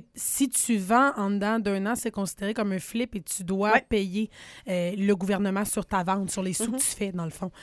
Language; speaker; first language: French; native; French